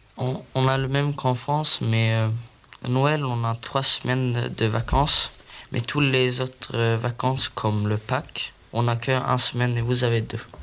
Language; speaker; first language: French; non-native, learner; Swedish